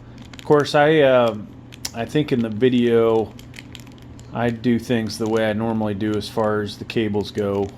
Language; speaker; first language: English; native; English